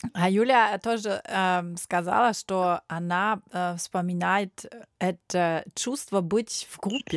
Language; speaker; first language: Russian; non-native, learner; German